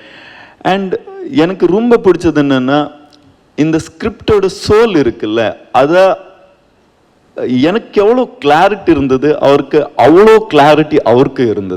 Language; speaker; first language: Tamil; non-native, learner; Kannada